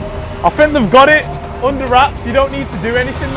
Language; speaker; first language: English; native; English